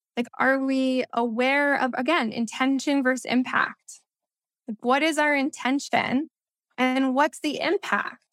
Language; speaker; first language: English; early bilingual, other home language; Spanish